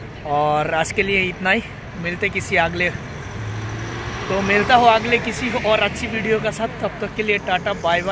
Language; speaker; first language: Hindi; non-native, local second language; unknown